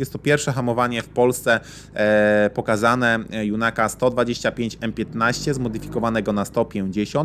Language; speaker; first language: Polish; native; Polish